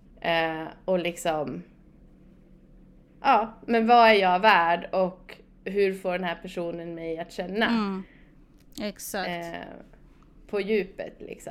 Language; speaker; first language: Swedish; native; Swedish